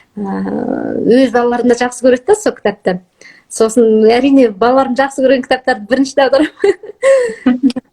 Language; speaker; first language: Kazakh; early bilingual, heritage; Kazakh